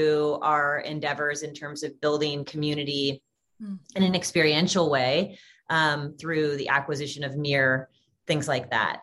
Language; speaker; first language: English; native; English